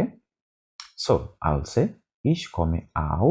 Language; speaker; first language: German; non-native, fluent; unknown